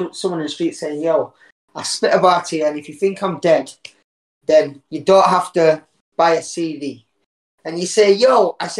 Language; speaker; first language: English; native; English